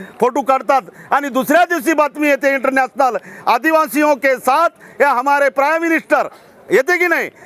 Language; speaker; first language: Marathi; non-native, local second language; Lambadi